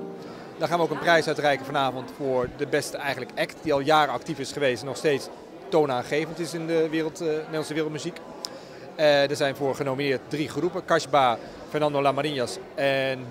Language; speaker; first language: Dutch; native; Dutch